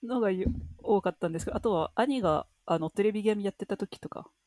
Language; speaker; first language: Japanese; non-native, fluent; French